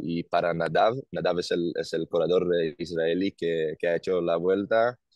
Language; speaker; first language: Spanish; non-native, learner; Hebrew